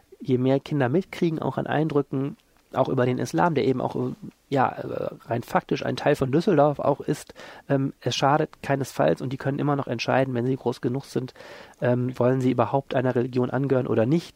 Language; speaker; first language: German; native; German